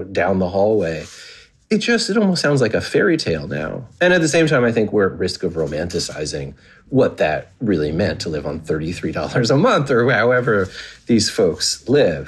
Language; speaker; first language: English; native; English